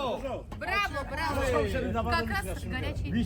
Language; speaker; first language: Russian; non-native, local second language; Georgian